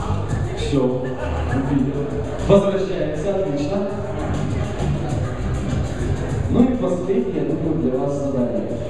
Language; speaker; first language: Russian; native; Russian